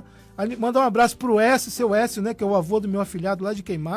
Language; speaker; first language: Portuguese; native; Portuguese